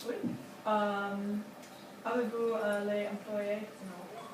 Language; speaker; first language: French; non-native, learner; English